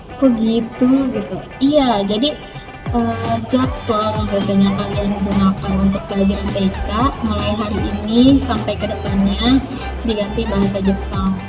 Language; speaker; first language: Indonesian; native; Indonesian